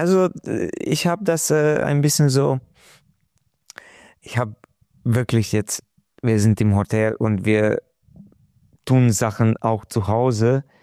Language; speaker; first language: German; non-native, local second language; Hungarian